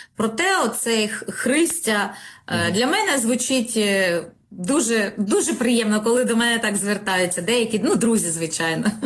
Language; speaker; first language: Ukrainian; non-native, local second language; Russian